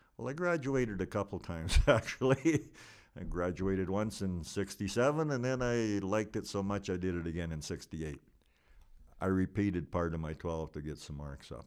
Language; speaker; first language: English; non-native, fluent; Ukrainian